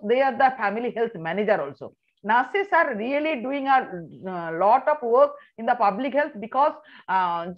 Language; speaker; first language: English; non-native, local second language; Bangla